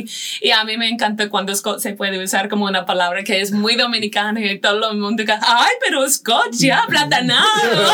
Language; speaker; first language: Spanish; non-native, fluent; English